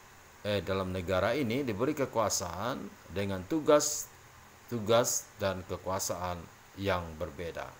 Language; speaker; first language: Indonesian; native; Indonesian